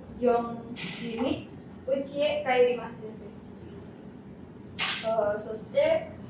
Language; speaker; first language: Japanese; non-native, learner; Indonesian